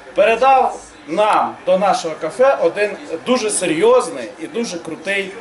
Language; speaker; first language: Ukrainian; native; Ukrainian